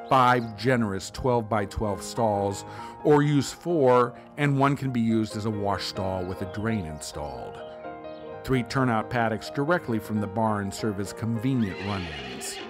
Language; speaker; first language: English; native; English